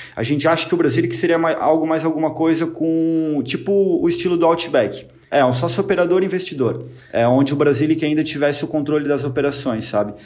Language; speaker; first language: Portuguese; native; Portuguese